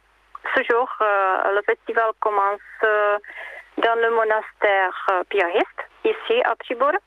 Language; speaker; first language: French; non-native, learner; Czech